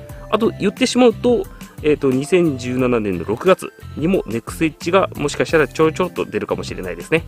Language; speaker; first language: Japanese; native; Japanese